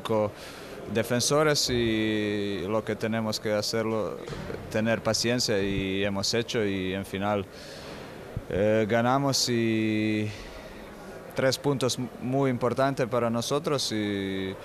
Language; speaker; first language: Spanish; non-native, fluent; Croatian